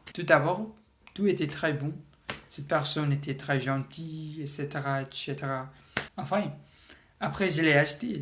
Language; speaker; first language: French; non-native, learner; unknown